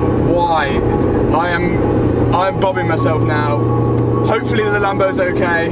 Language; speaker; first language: English; native; English